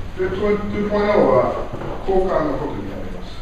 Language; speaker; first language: Japanese; non-native, learner; English